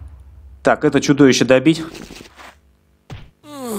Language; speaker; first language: Russian; native; Russian